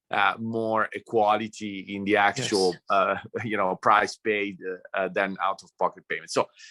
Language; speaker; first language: English; non-native, fluent; Italian